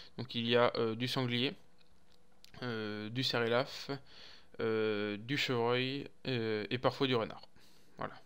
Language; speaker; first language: French; native; French